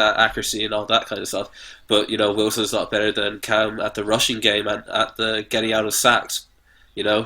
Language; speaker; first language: English; native; English